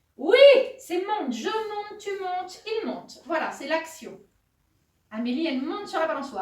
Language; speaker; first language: French; native; French